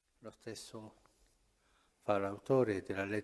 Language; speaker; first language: Italian; non-native, fluent; Spanish